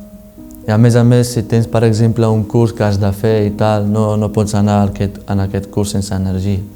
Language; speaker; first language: Catalan; non-native, local second language; Arabic